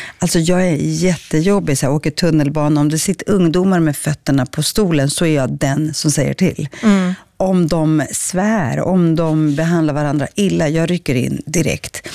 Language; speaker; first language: Swedish; early bilingual, other home language; Greek